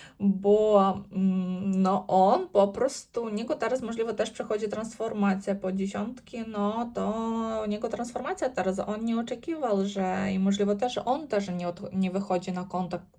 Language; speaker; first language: Polish; non-native, learner; Ukrainian